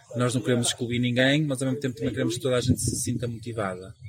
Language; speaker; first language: Portuguese; native; Portuguese